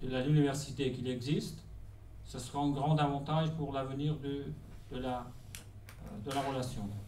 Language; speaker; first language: French; non-native, fluent; Persian